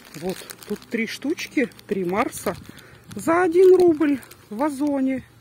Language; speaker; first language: Russian; non-native, local second language; Tajik